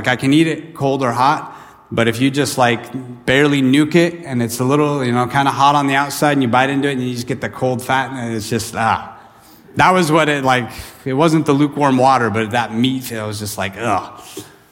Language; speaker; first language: English; native; English